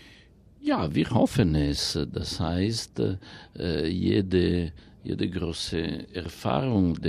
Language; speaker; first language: German; non-native, fluent; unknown